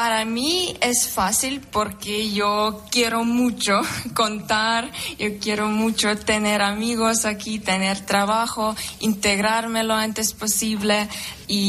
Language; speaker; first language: Spanish; non-native, learner; Ukrainian